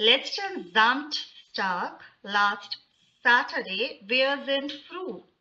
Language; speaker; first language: German; non-native, fluent; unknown